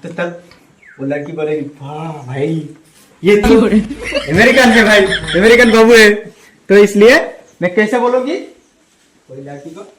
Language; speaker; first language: Hindi; non-native, local second language; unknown